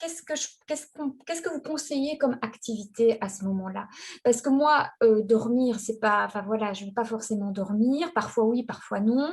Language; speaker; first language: French; native; French